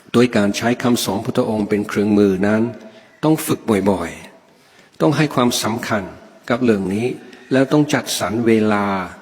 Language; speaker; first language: Thai; non-native, fluent; English